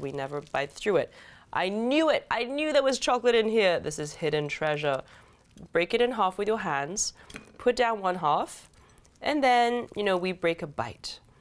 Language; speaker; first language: English; early bilingual, other home language; Chinese